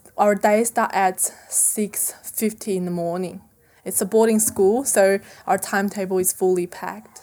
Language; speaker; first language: English; non-native, fluent; Chinese